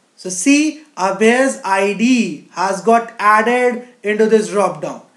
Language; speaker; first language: English; non-native, local second language; Hindi